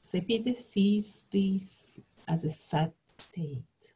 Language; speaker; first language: English; non-native, learner; Persian